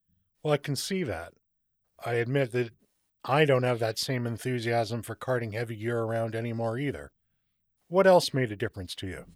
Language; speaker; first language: English; native; English